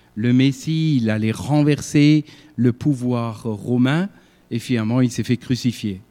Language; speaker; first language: French; native; French